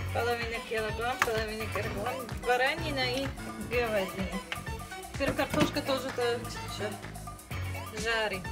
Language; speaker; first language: Russian; non-native, learner; Tajik